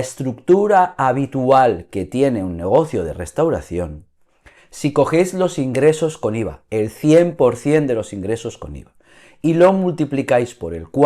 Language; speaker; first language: Spanish; native; Spanish